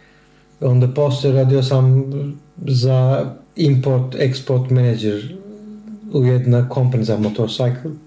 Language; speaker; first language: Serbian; non-native, learner; Turkish